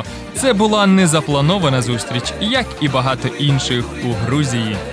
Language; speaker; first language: Ukrainian; native; Ukrainian